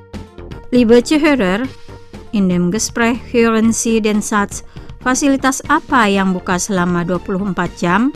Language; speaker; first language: German; non-native, fluent; Indonesian